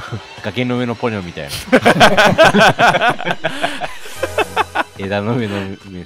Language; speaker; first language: Japanese; native; Japanese